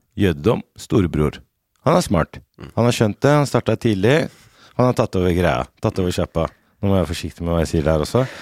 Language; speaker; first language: Norwegian; early bilingual, other home language; Arabic